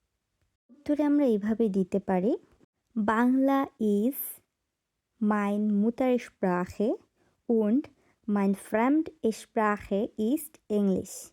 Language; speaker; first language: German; non-native, learner; Bangla